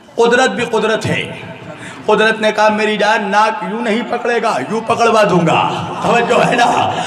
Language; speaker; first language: Urdu; native; Urdu